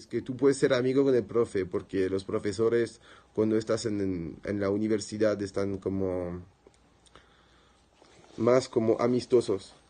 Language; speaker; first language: Spanish; non-native, learner; French